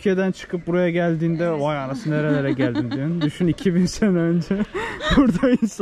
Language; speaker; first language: Turkish; native; Turkish